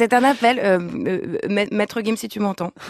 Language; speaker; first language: French; non-native, fluent; Lithuanian